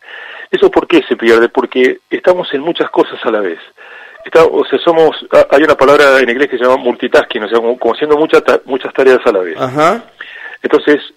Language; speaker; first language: Spanish; native; Spanish